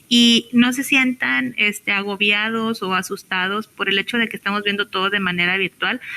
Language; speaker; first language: Spanish; native; Spanish